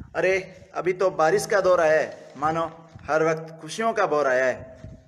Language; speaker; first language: Hindi; native; Hindi